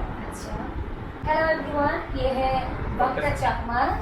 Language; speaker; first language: Hindi; non-native, local second language; Chakma